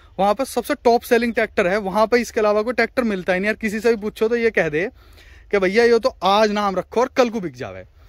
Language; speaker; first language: Hindi; native; Hindi